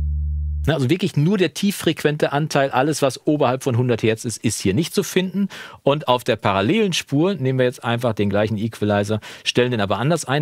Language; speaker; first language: German; native; German